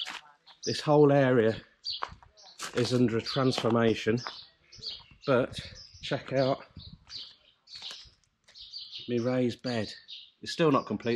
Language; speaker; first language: English; native; English